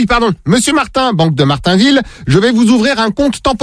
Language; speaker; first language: French; native; French